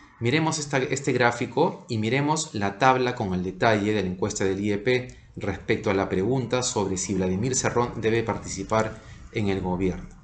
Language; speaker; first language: Spanish; native; Spanish